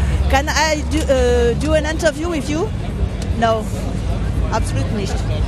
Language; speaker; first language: English; non-native, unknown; French